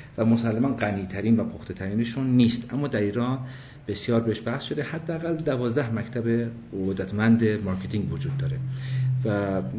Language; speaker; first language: Persian; early bilingual, other home language; English